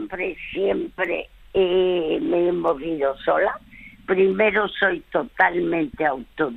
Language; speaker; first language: Spanish; early bilingual, other home language; French